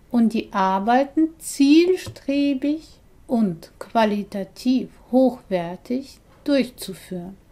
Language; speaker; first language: German; non-native, fluent; Persian